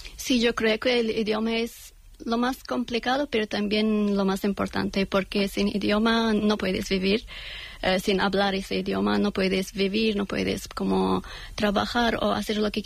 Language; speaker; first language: Spanish; non-native, learner; Persian